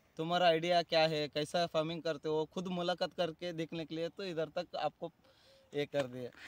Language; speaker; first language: Hindi; non-native, local second language; Kannada